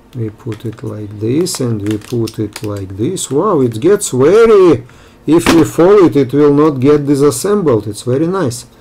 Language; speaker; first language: English; non-native, fluent; Russian